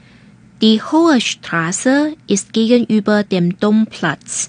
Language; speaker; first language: German; non-native, fluent; Chinese